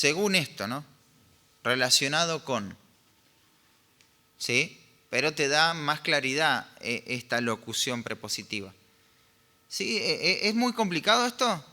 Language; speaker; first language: Spanish; native; Spanish